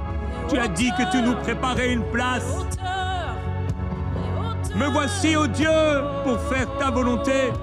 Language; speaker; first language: French; native; French